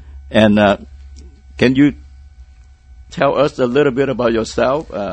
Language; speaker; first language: English; non-native, fluent; Vietnamese